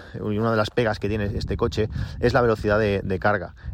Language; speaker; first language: Spanish; native; Spanish